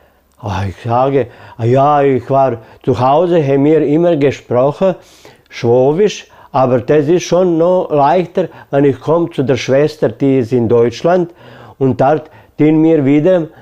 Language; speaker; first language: German; early bilingual, heritage; German